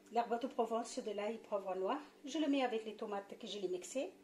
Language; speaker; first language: French; non-native, local second language; Arabic